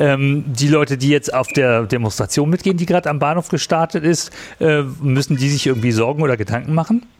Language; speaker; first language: German; native; German